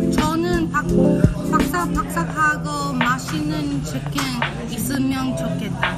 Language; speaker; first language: Korean; non-native, learner; English